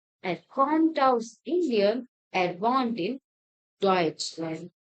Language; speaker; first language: German; non-native, fluent; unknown